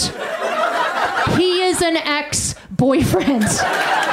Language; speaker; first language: English; native; English